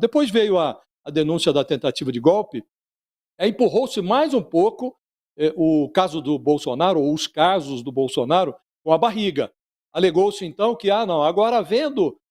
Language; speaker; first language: Portuguese; native; Portuguese